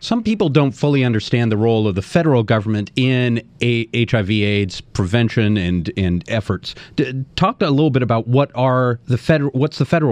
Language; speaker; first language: English; native; English